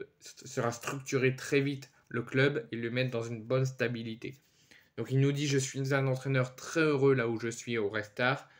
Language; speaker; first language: French; native; French